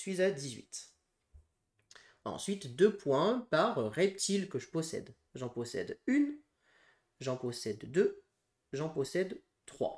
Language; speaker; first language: French; native; French